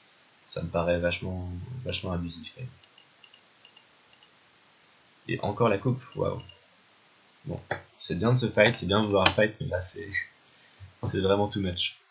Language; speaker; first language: French; native; French